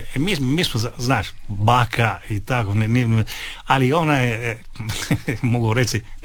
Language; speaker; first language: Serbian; non-native, learner; Italian